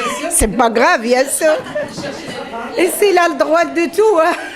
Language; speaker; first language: French; non-native, learner; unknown